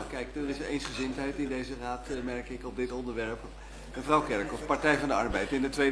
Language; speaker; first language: Dutch; native; Dutch